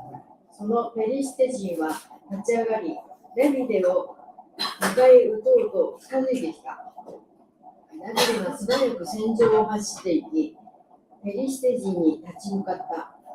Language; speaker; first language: Japanese; native; Japanese